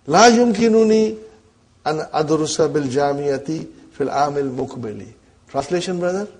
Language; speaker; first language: Arabic; non-native, fluent; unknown